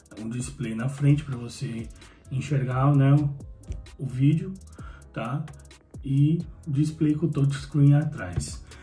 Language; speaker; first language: Portuguese; native; Portuguese